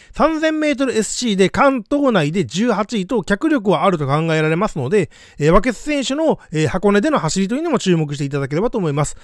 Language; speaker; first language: Japanese; native; Japanese